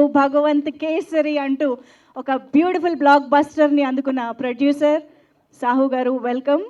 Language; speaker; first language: Telugu; native; Telugu